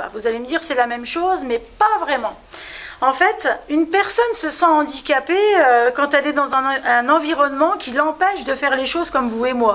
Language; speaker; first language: French; native; French